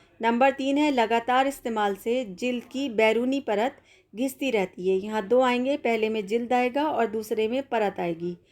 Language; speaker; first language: Urdu; native; Urdu